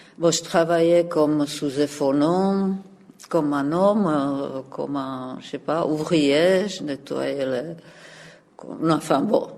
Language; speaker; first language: French; non-native, fluent; Czech